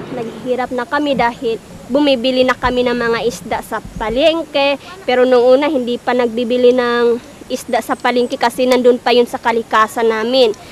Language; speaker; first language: Filipino; non-native, local second language; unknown